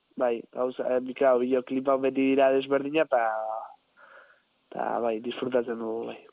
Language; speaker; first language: Basque; non-native, local second language; Spanish